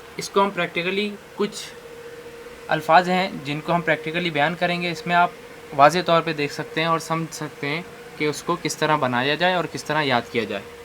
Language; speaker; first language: Urdu; native; Urdu